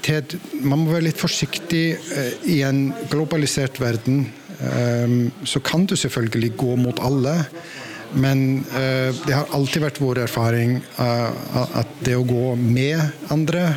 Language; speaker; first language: Norwegian; non-native, fluent; Icelandic